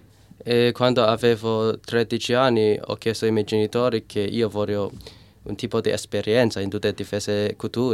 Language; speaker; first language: Italian; non-native, learner; Cantonese